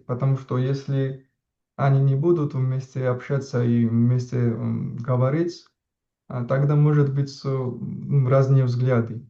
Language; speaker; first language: Russian; non-native, fluent; Georgian